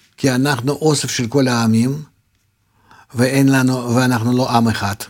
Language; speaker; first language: Hebrew; non-native, fluent; Russian